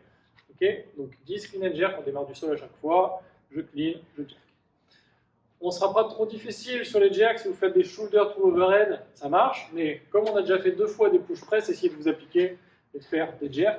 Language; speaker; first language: French; native; French